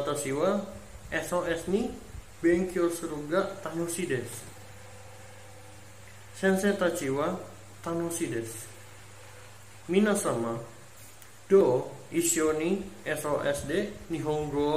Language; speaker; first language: Japanese; non-native, learner; Indonesian